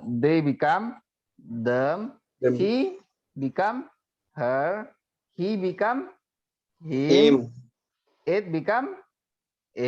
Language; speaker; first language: English; non-native, learner; Indonesian